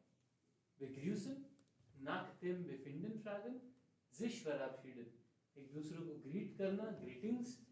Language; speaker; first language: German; non-native, fluent; Hindi